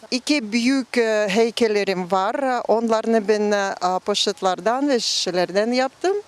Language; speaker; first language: Turkish; non-native, learner; Russian